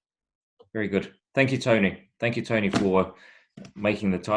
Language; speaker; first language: English; non-native, fluent; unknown